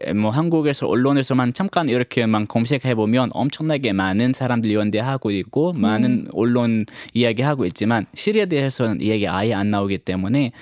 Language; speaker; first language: Korean; non-native, fluent; Arabic